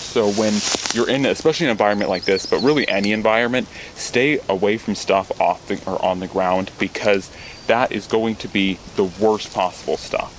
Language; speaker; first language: English; native; English